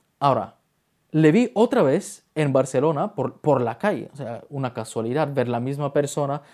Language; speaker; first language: Spanish; non-native, fluent; Bulgarian